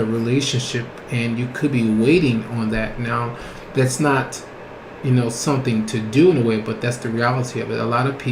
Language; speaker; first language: English; native; English